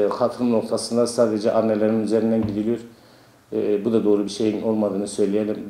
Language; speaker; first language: Turkish; non-native, local second language; Kurdish